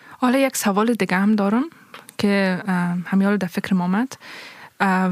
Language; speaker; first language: German; non-native, fluent; Persian